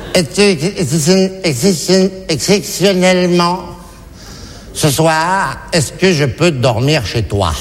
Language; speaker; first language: French; native; French